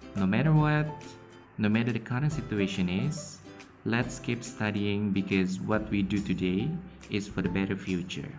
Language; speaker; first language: English; non-native, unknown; Indonesian